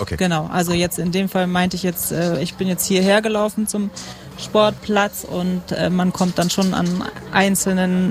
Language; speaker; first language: German; native; German